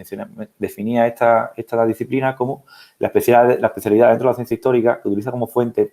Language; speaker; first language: Spanish; native; Spanish